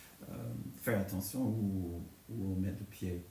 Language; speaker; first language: French; non-native, fluent; English